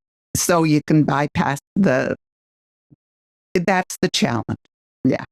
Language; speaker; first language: English; native; English